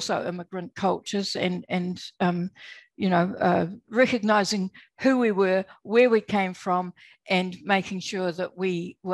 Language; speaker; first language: English; native; English